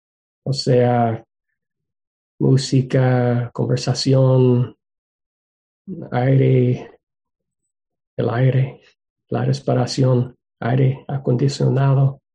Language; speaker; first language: Spanish; non-native, fluent; English